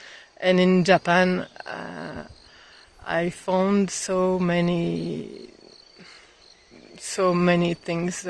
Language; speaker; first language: English; non-native, fluent; French